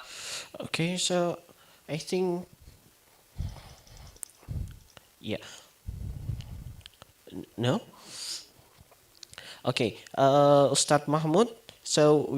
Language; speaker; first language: English; non-native, fluent; Indonesian